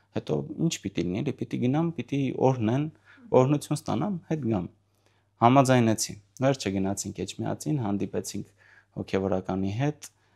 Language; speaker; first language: Armenian; early bilingual, heritage; Armenian